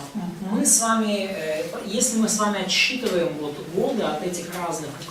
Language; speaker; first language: Russian; native; Russian